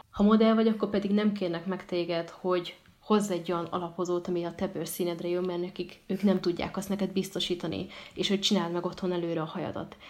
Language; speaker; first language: Hungarian; early bilingual, other home language; Arabic